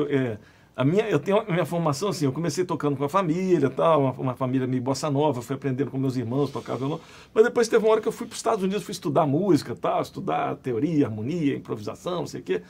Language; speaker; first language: Portuguese; native; Portuguese